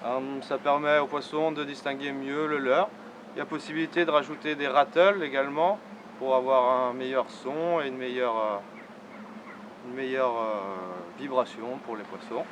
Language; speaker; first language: French; native; French